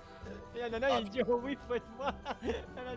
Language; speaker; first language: French; native; French